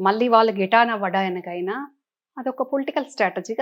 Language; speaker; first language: Telugu; native; Telugu